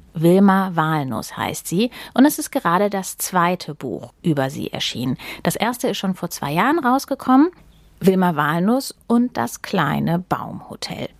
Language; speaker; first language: German; native; German